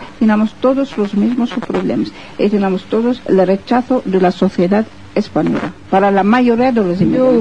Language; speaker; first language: Spanish; non-native, fluent; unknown